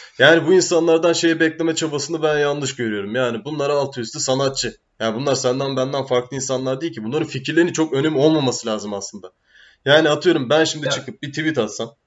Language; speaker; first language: Turkish; native; Turkish